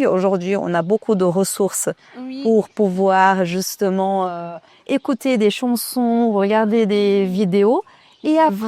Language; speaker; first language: French; non-native, fluent; Portuguese